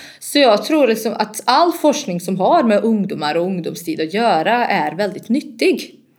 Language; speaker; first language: Swedish; non-native, fluent; Bosnian